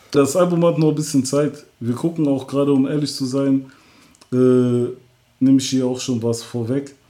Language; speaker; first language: German; early bilingual, other home language; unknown